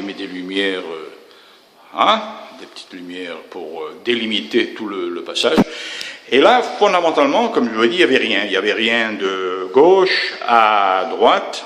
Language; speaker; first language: French; native; French